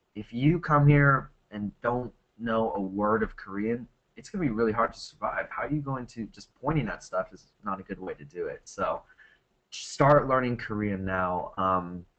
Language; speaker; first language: English; native; English